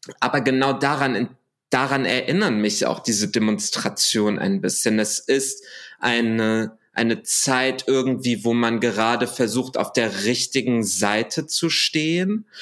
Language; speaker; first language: German; early bilingual, other home language; Arabic